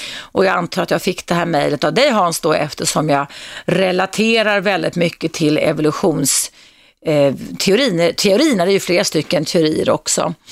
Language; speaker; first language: Swedish; native; Swedish